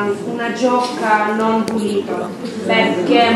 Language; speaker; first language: Italian; non-native, learner; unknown